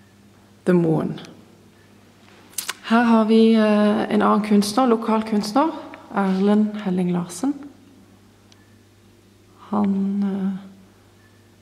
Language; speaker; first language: Norwegian; non-native, fluent; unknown